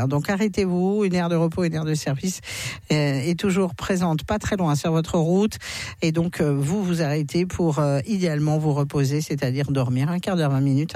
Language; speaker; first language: French; native; French